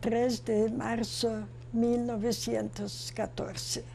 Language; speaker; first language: Spanish; non-native, fluent; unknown